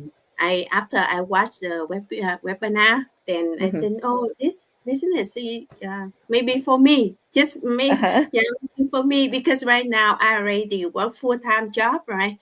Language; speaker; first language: English; non-native, learner; Vietnamese